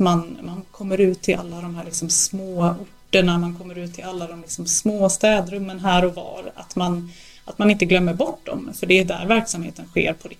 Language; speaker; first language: Swedish; native; Swedish